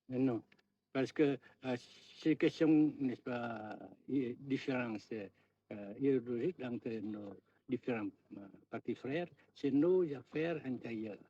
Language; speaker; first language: French; non-native, local second language; Vietnamese